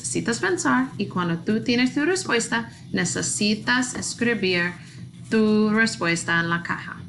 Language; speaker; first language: Spanish; non-native, learner; English